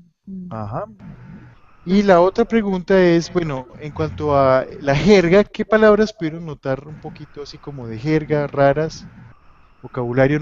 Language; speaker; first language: Spanish; native; Spanish